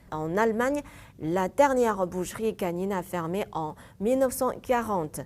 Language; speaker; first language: French; non-native, fluent; Chinese